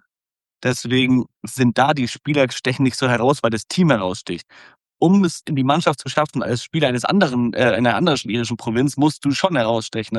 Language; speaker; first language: German; native; German